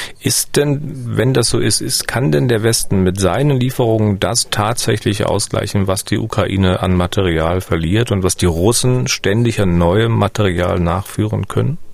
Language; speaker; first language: German; native; German